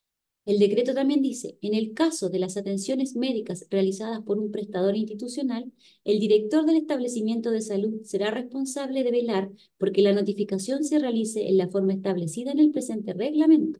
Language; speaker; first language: Spanish; native; Spanish